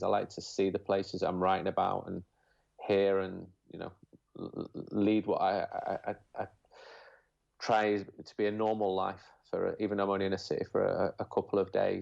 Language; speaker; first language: English; native; English